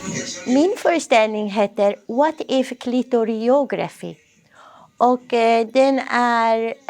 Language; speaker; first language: Swedish; non-native, fluent; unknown